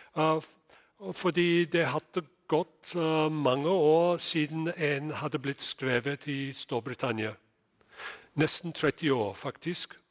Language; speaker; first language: Norwegian; non-native, fluent; English